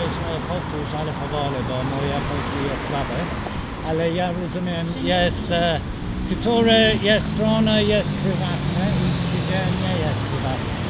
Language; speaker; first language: Polish; non-native, learner; English